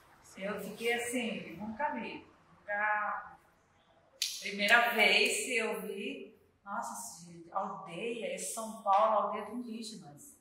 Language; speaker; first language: Portuguese; non-native, learner; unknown